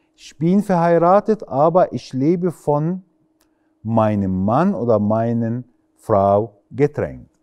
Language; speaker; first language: German; non-native, fluent; Arabic